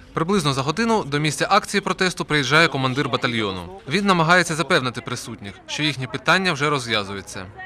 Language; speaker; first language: Ukrainian; native; Ukrainian